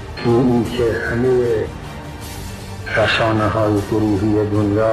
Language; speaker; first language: Persian; native; Persian